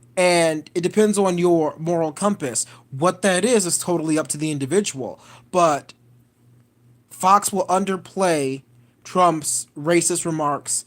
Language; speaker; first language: English; native; English